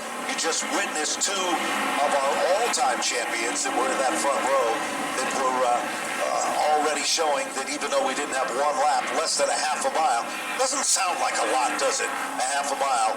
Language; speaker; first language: English; native; English